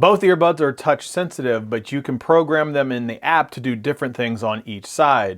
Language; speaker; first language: English; native; English